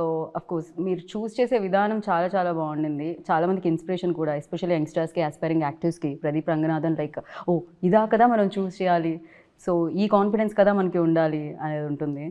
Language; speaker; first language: Telugu; native; Telugu